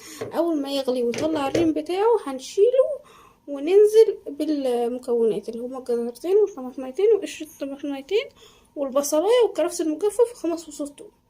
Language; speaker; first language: Arabic; native; Arabic